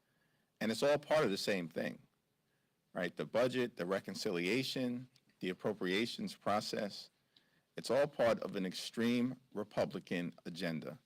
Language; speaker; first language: English; native; English